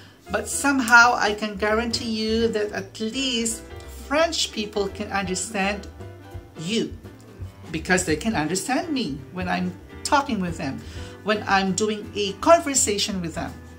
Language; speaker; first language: English; non-native, local second language; Filipino